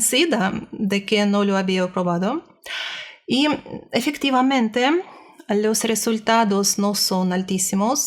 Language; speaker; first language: Spanish; non-native, learner; Russian